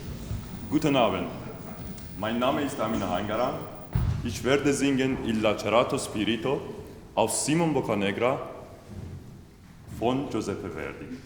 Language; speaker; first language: German; non-native, learner; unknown